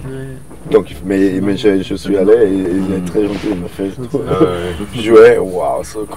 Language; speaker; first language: French; non-native, learner; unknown